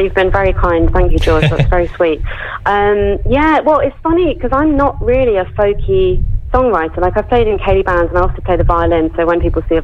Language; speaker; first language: English; native; English